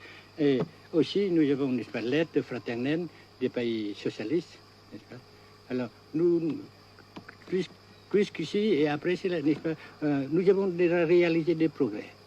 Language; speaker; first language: French; non-native, fluent; Vietnamese